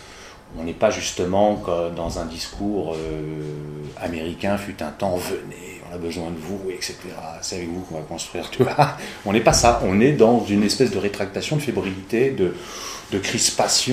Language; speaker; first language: French; native; French